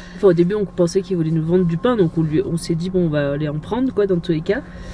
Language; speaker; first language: French; native; French